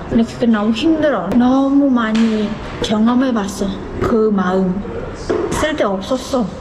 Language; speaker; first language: Korean; non-native, fluent; Khmer